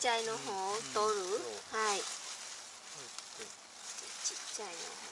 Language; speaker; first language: Japanese; non-native, learner; Vietnamese